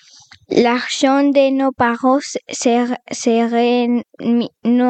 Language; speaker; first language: French; non-native, learner; Spanish